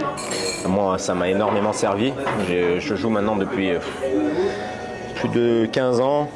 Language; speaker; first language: French; native; French